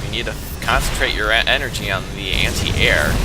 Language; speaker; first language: English; native; English